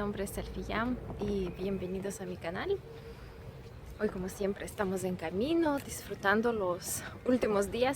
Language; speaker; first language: Spanish; non-native, fluent; Russian